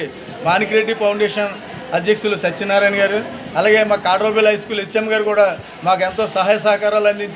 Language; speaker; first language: Telugu; native; Telugu